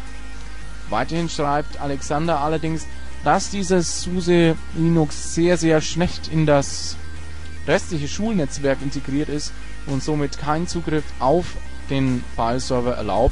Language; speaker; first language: German; native; German